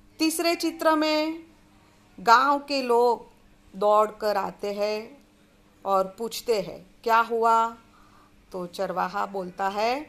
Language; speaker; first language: Hindi; non-native, local second language; Gujarati